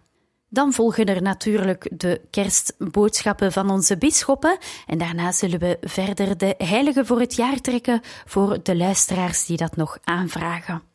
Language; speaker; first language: Dutch; native; Dutch